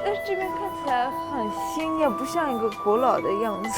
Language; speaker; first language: Chinese; non-native, fluent; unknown